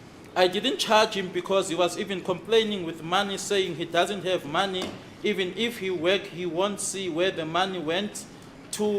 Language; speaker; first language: English; non-native, local second language; Zulu